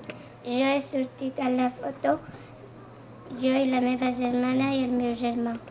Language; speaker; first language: Catalan; early bilingual, other home language; Arabic